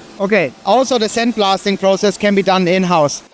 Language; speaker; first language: English; non-native, fluent; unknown